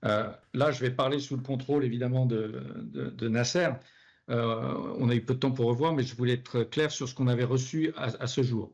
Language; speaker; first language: French; native; French